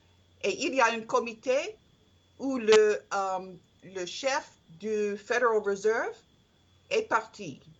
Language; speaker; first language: French; non-native, learner; English